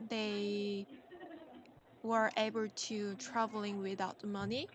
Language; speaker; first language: English; non-native, learner; Korean